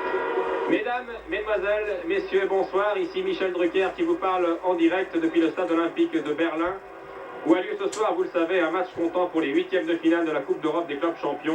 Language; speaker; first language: French; native; French